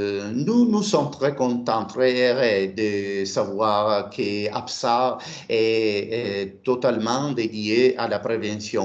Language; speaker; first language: French; non-native, fluent; Italian